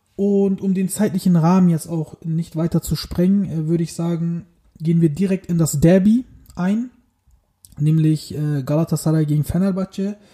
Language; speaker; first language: German; early bilingual, other home language; Turkish